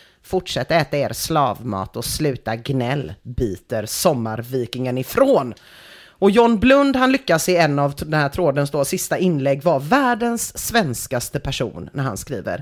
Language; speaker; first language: Swedish; native; Swedish